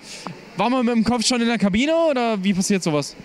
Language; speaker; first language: German; native; German